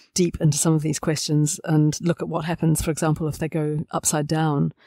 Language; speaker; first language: English; native; English